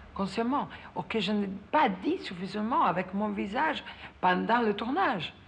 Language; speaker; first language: French; non-native, fluent; Italian